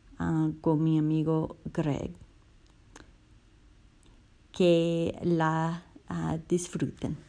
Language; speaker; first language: Spanish; non-native, learner; English